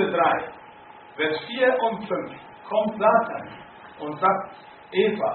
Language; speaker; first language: German; non-native, fluent; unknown